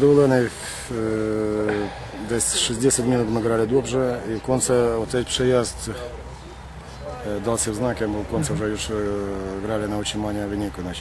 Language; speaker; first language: Polish; non-native, learner; Ukrainian